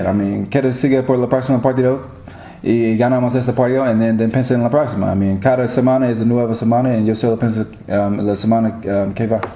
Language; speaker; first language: Spanish; non-native, learner; English